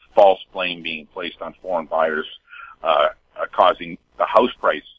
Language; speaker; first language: English; native; English